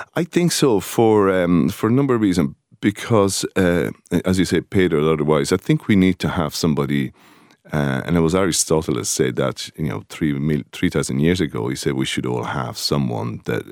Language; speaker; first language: English; non-native, fluent; Italian